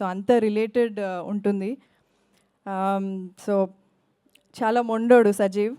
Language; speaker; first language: Telugu; native; Telugu